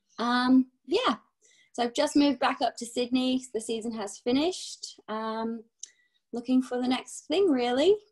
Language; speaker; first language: English; native; English